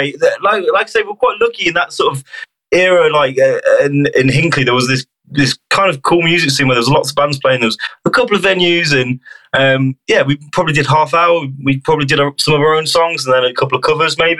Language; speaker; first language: English; native; English